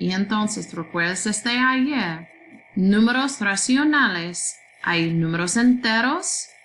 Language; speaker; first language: Spanish; non-native, learner; English